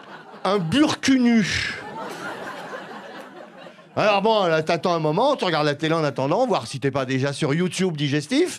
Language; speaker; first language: French; native; French